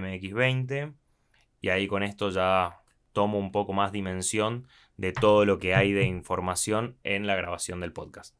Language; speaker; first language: Spanish; native; Spanish